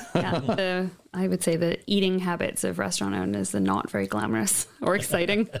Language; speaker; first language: English; native; English